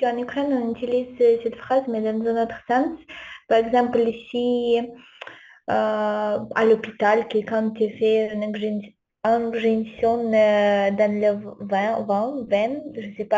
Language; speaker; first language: French; non-native, fluent; Ukrainian